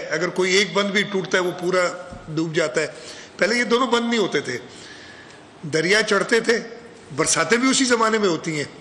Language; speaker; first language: Urdu; non-native, local second language; Sindhi